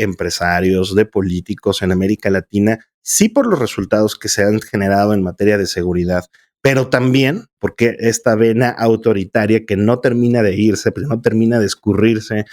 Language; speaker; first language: Spanish; native; Spanish